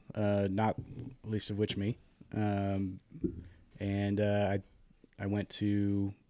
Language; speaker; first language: English; native; English